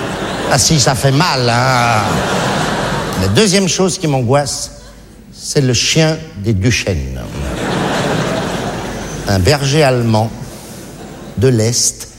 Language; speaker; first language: French; native; French